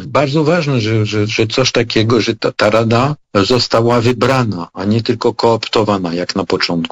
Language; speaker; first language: Polish; non-native, fluent; French